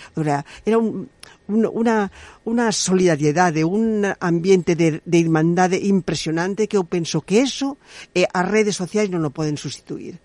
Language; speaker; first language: Galician; native; Galician